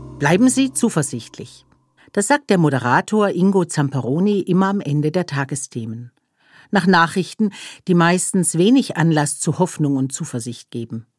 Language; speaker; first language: German; native; German